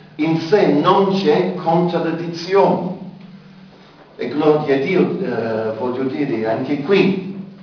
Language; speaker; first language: Italian; non-native, fluent; English